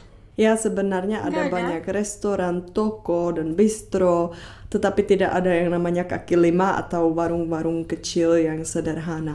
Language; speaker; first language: Indonesian; non-native, fluent; Czech